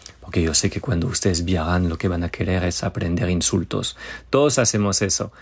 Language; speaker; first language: Spanish; non-native, fluent; French